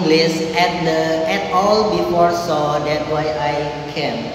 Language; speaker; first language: English; non-native, learner; Indonesian